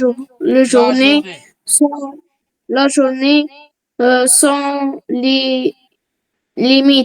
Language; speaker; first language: French; non-native, local second language; Arabic